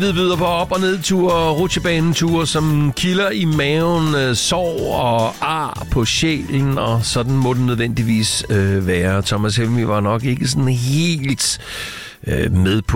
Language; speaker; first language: Danish; native; Danish